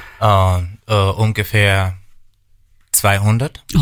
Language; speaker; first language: German; non-native, learner; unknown